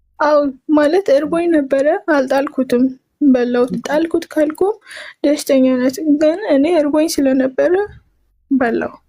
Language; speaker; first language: Amharic; native; Amharic